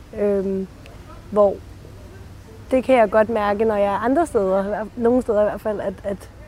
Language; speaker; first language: Danish; early bilingual, other home language; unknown